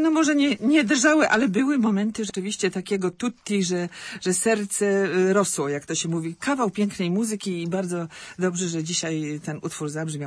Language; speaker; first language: Polish; native; Polish